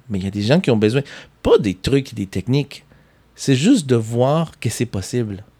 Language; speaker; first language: French; non-native, fluent; Spanish